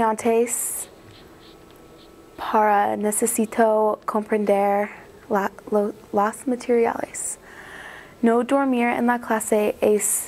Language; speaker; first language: Spanish; non-native, learner; English